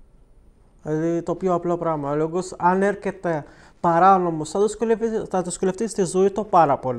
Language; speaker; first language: Greek; non-native, learner; Arabic